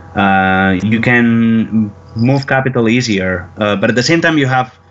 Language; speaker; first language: English; non-native, fluent; Spanish